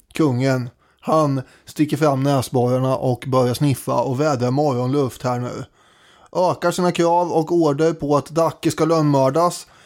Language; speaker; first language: Swedish; native; Swedish